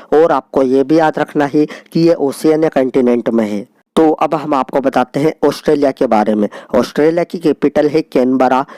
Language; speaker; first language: Hindi; native; Hindi